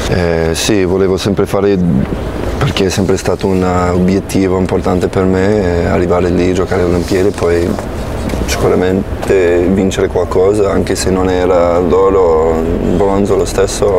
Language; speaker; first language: Italian; non-native, fluent; English